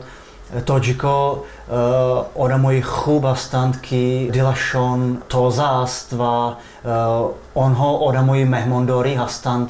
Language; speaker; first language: Persian; non-native, fluent; Czech